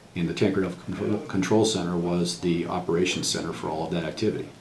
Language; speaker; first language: English; native; English